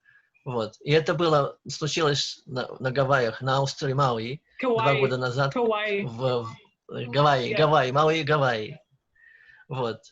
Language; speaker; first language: Russian; native; Russian